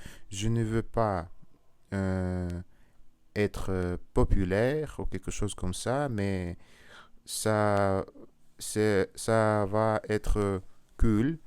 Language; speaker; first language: French; non-native, learner; Russian